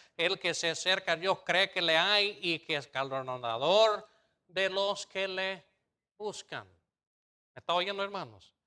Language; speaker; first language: Spanish; non-native, fluent; English